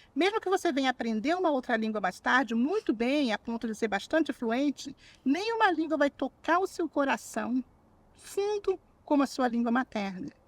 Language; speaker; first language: Portuguese; native; Portuguese